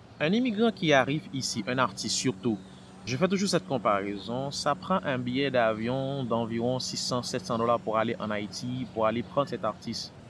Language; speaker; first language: French; non-native, local second language; Haitian Creole